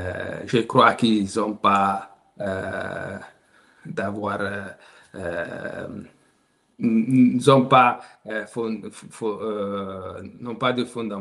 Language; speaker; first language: French; non-native, learner; Italian